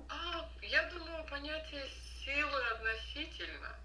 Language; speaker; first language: Russian; native; Russian